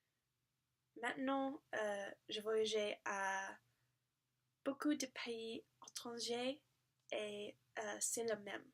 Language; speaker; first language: French; non-native, learner; English